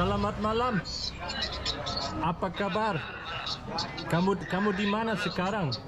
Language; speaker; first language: Indonesian; non-native, learner; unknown